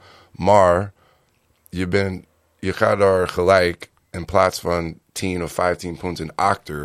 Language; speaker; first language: Dutch; non-native, learner; English